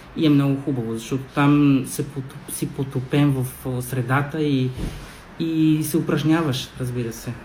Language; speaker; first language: Bulgarian; non-native, fluent; Spanish